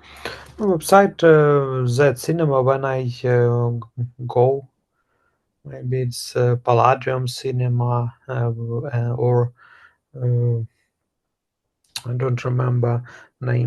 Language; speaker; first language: English; non-native, learner; Russian